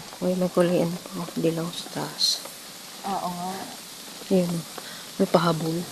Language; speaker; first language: Filipino; native; Filipino